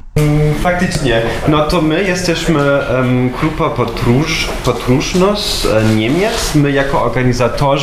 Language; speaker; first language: Polish; non-native, fluent; German